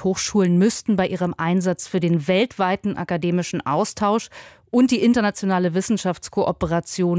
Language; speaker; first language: German; native; German